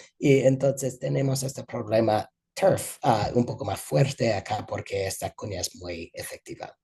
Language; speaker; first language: Spanish; non-native, fluent; English